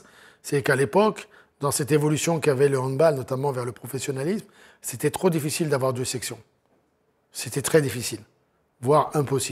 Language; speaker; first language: French; native; French